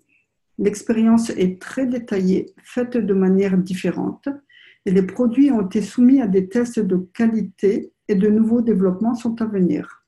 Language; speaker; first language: French; native; French